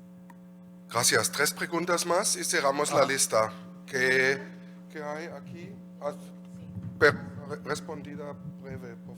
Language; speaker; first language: Spanish; non-native, learner; German